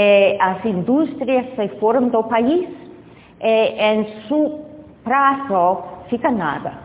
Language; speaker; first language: Portuguese; non-native, fluent; English